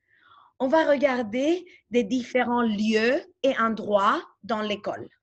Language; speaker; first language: French; non-native, fluent; Spanish